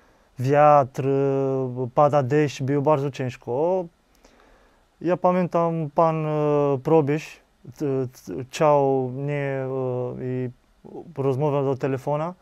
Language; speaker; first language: Polish; non-native, learner; Romanian